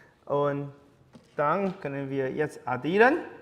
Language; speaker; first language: German; non-native, learner; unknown